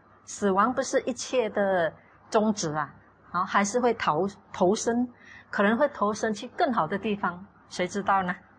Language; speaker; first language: Chinese; native; Chinese